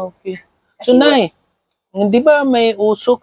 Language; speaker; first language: Filipino; non-native, learner; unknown